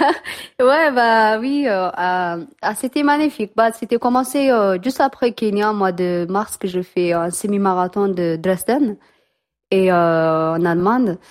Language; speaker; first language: French; non-native, learner; Tigrinya